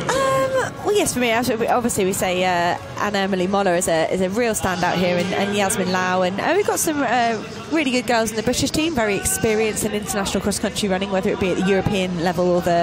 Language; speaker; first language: English; native; English